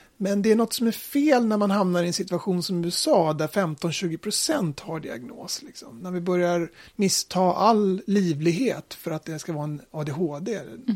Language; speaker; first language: Swedish; native; Swedish